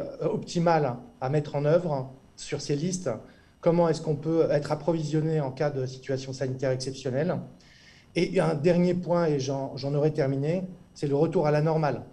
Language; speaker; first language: French; native; French